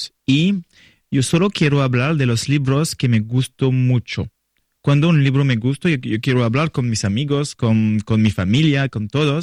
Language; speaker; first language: Spanish; non-native, learner; French